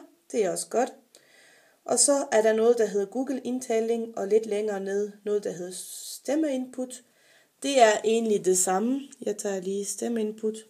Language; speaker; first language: Danish; non-native, fluent; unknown